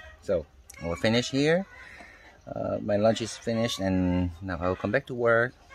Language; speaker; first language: Vietnamese; native; Vietnamese